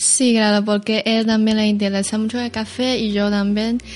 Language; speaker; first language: Spanish; non-native, learner; Chinese